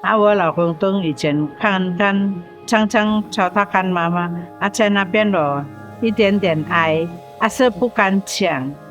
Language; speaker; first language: Chinese; non-native, learner; Indonesian